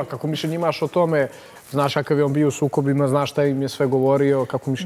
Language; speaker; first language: Serbian; native; Serbian